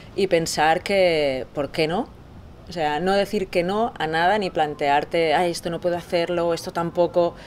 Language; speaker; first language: Spanish; native; Spanish